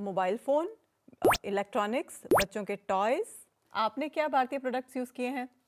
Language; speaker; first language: Hindi; native; Hindi